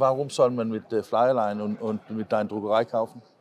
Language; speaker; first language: German; non-native, learner; Danish